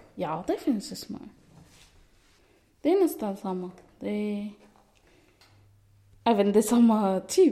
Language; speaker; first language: Swedish; non-native, fluent; Arabic